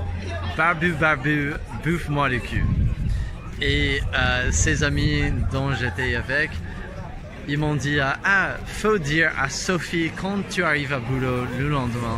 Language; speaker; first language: French; non-native, fluent; English